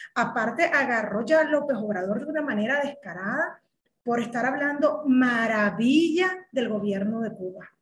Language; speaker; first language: Spanish; native; Spanish